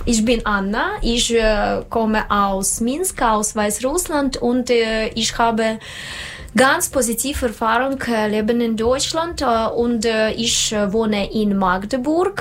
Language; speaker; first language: German; non-native, learner; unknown